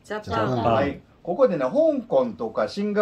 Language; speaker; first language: Japanese; non-native, learner; Korean